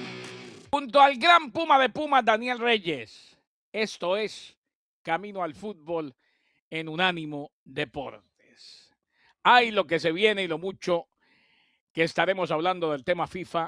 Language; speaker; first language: Spanish; native; Spanish